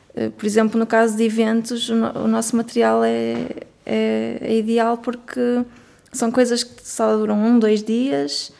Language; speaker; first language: Portuguese; native; Portuguese